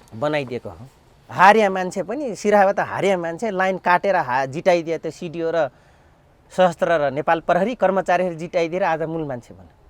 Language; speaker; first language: Nepali; non-native, local second language; Dangaura Tharu